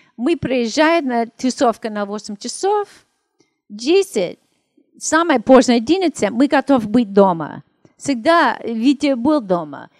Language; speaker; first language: Russian; non-native, learner; English